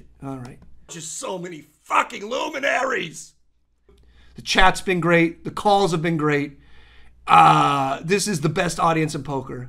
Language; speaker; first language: English; native; English